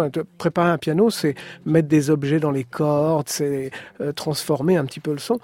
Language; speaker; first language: French; native; French